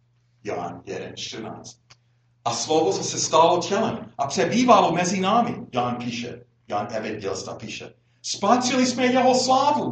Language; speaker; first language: Czech; non-native, fluent; English